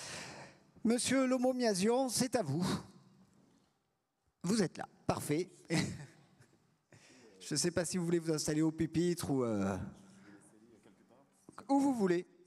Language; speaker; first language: French; native; French